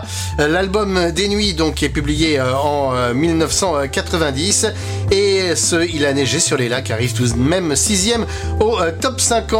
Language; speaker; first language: French; native; French